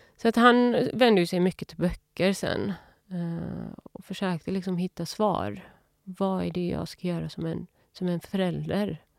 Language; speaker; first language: Swedish; early bilingual, other home language; Persian